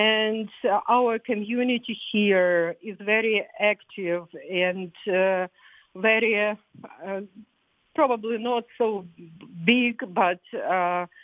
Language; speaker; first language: English; non-native, fluent; Ukrainian